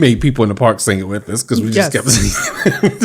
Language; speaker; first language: English; native; English